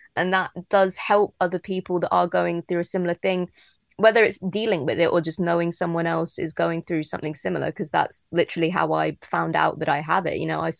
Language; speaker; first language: English; native; English